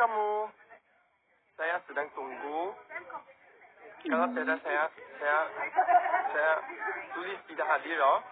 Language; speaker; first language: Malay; non-native, learner; Korean